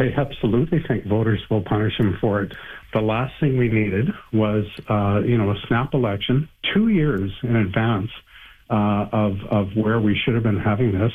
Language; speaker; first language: English; native; English